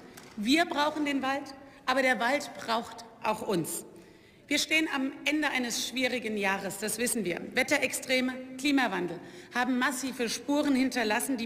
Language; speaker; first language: German; native; German